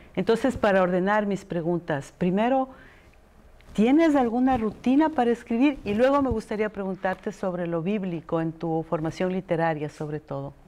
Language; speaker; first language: Spanish; native; Spanish